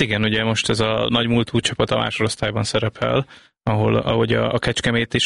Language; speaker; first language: Hungarian; native; Hungarian